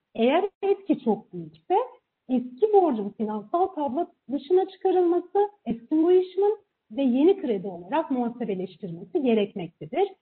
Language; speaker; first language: Turkish; native; Turkish